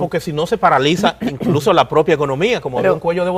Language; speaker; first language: Spanish; native; Spanish